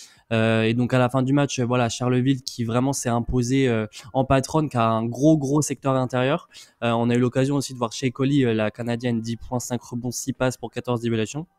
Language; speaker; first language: French; native; French